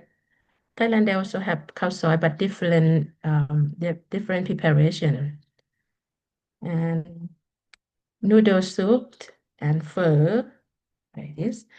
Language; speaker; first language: English; non-native, learner; Lao